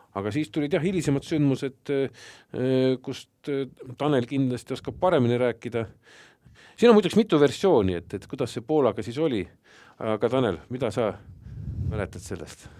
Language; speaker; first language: Estonian; native; Estonian